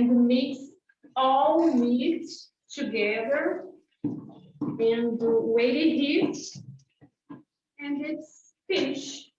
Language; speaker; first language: English; non-native, learner; Portuguese